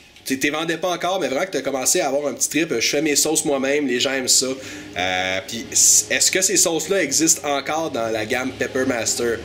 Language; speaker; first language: French; native; French